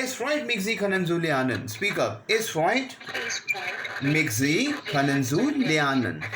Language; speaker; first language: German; non-native, learner; Hindi